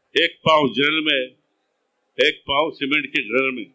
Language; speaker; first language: Hindi; non-native, local second language; Marathi